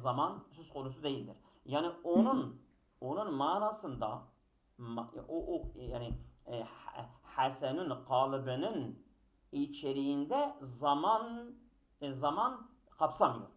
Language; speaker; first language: Turkish; native; Turkish